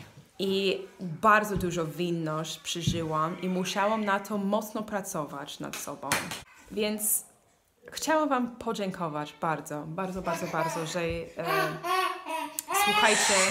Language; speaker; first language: Polish; non-native, learner; English